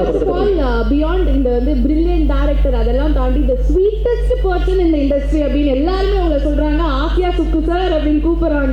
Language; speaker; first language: Tamil; native; Tamil